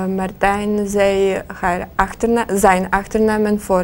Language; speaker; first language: Dutch; non-native, learner; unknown